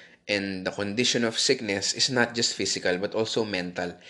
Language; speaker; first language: English; non-native, local second language; Filipino